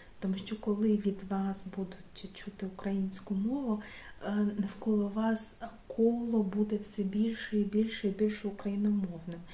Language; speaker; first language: Ukrainian; non-native, local second language; Russian